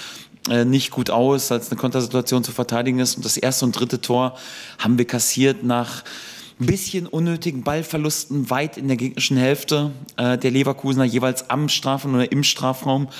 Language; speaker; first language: German; native; German